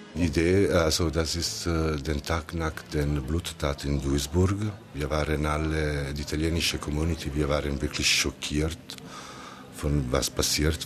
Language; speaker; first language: German; non-native, fluent; Italian